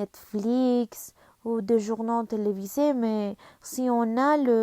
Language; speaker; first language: French; non-native, learner; Spanish